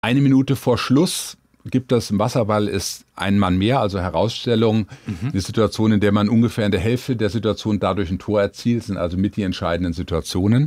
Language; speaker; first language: German; native; German